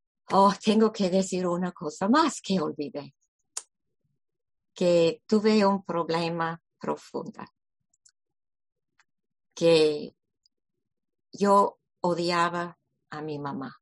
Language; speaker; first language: Spanish; non-native, fluent; English